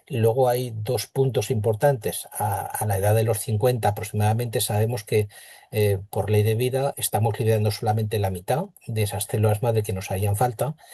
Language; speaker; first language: Spanish; native; Spanish